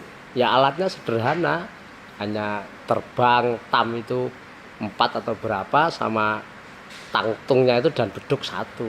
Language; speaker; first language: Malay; non-native, local second language; Javanese